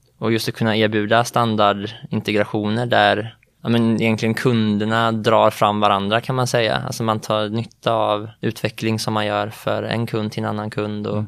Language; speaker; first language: Swedish; native; Swedish